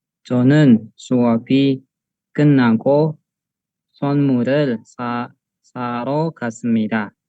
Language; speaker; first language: Korean; non-native, learner; Indonesian